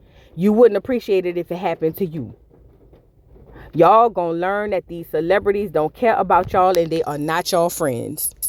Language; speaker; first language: English; native; English